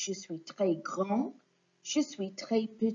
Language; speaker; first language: French; non-native, fluent; English